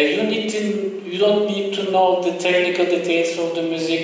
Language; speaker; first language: English; non-native, fluent; Turkish